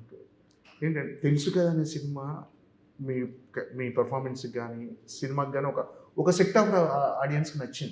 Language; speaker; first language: Telugu; native; Telugu